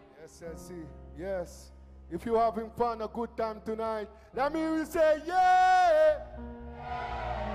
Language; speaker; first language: English; non-native, fluent; Seselwa Creole French